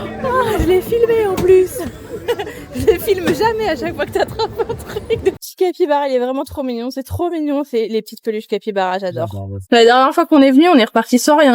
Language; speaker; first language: French; native; French